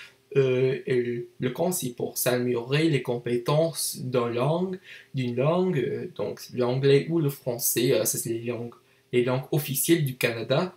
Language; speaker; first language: French; non-native, learner; English